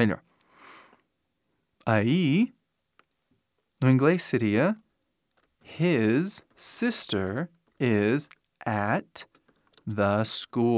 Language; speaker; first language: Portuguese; non-native, fluent; English